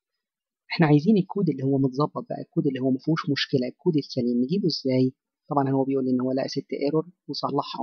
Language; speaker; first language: Arabic; native; Arabic